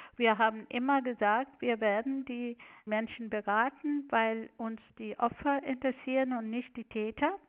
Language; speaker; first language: German; non-native, fluent; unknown